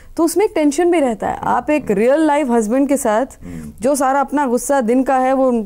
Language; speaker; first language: Hindi; native; Hindi